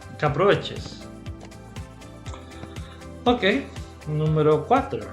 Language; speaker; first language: Spanish; non-native, fluent; English